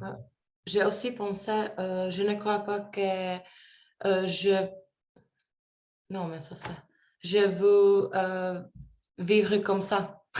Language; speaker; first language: French; non-native, learner; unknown